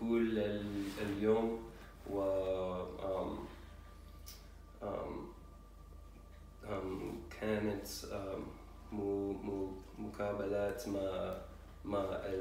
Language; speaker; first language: Arabic; non-native, learner; English